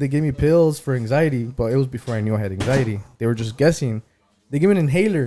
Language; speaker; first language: English; early bilingual, other home language; Spanish